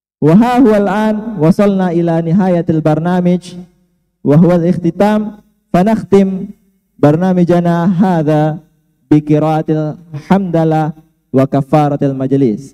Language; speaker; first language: Arabic; non-native, learner; Indonesian